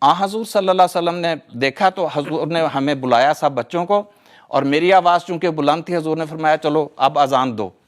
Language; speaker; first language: Urdu; non-native, local second language; Punjabi